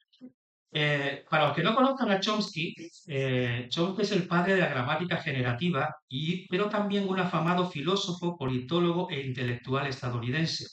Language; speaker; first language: Spanish; native; Spanish